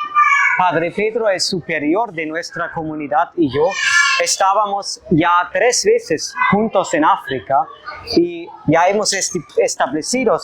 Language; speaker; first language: Spanish; non-native, fluent; German